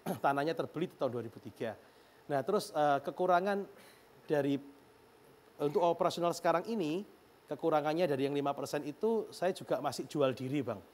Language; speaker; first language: Indonesian; native; Indonesian